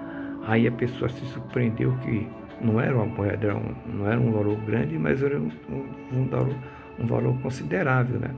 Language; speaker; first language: Portuguese; native; Portuguese